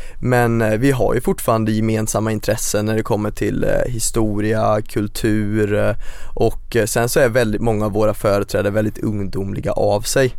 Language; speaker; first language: Swedish; native; Swedish